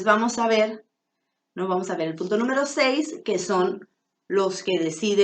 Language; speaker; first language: Spanish; native; Spanish